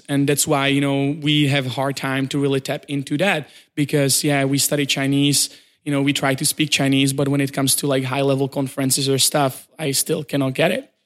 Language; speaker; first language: English; non-native, fluent; Czech